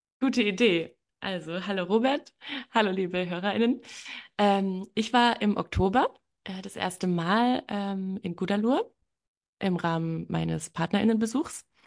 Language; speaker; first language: German; native; German